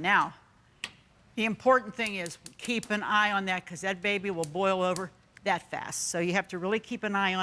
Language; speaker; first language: English; native; English